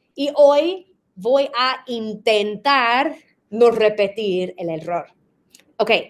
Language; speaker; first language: Spanish; non-native, fluent; English